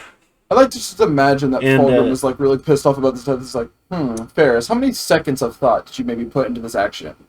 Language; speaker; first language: English; native; English